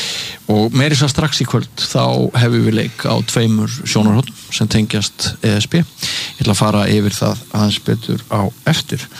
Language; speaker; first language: Icelandic; native; Icelandic